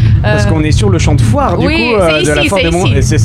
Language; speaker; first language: French; native; French